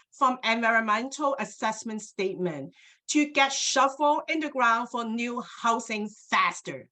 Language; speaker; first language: English; non-native, local second language; Cantonese